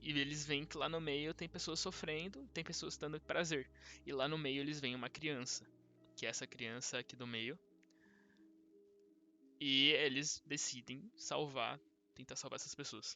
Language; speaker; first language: Portuguese; native; Portuguese